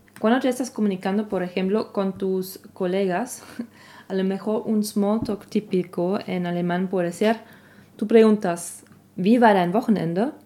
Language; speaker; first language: Spanish; non-native, fluent; German